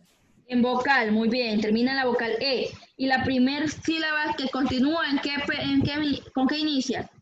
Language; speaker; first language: Spanish; native; Spanish